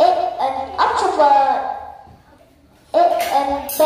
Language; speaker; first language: English; non-native, learner; Vietnamese